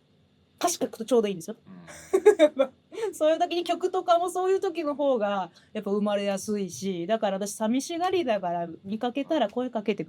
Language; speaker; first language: Japanese; native; Japanese